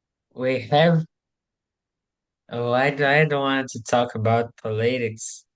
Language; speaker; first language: English; non-native, learner; Portuguese